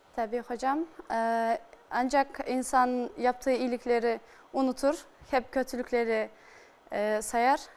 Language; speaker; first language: Turkish; non-native, fluent; Kyrgyz